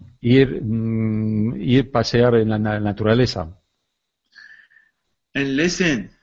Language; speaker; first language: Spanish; non-native, learner; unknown